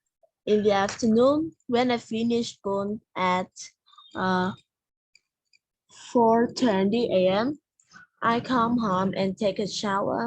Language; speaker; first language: English; non-native, learner; Vietnamese